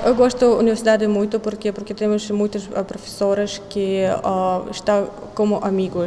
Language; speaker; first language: Portuguese; non-native, learner; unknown